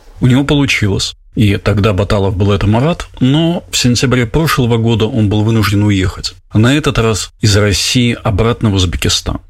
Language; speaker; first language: Russian; native; Russian